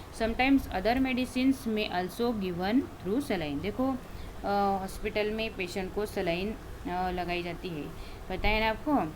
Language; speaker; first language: Hindi; non-native, local second language; Marathi